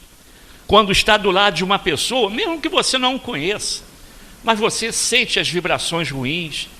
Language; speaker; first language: Portuguese; native; Portuguese